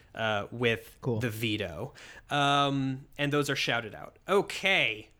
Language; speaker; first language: English; native; English